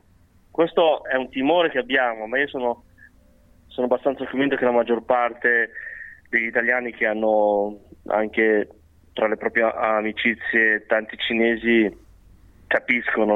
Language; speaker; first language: Italian; early bilingual, other home language; Chinese